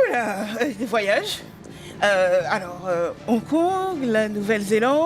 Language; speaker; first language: French; native; French